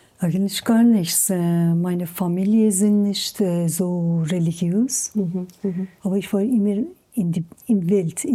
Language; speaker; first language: German; non-native, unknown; Persian